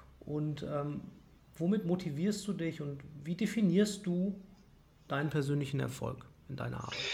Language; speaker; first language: German; native; German